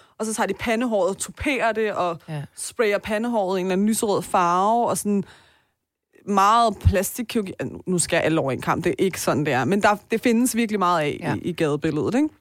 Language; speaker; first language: Danish; native; Danish